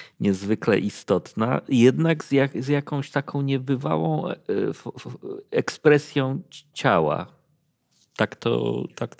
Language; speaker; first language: Polish; native; Polish